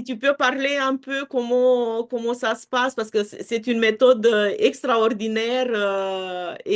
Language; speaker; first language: French; non-native, fluent; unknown